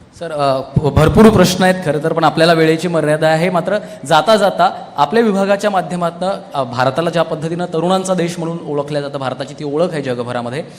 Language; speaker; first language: Marathi; native; Marathi